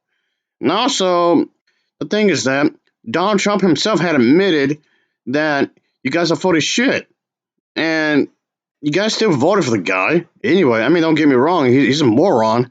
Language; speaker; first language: English; native; English